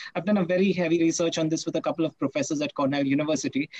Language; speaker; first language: English; non-native, local second language; Hindi